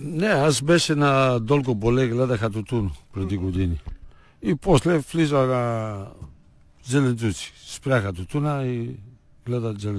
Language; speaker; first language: Bulgarian; non-native, learner; Greek